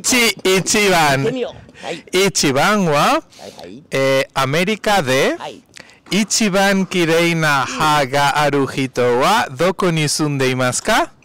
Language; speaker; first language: Japanese; non-native, learner; Spanish